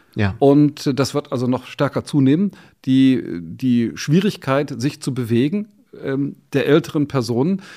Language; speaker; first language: German; native; German